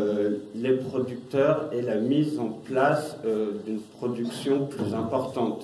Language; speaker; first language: French; native; French